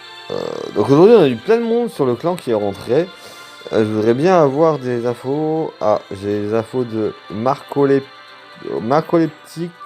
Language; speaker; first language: French; native; French